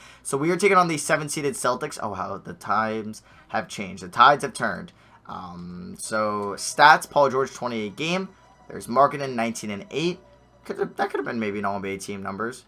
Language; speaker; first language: English; native; English